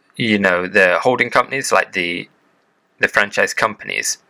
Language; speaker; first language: English; native; English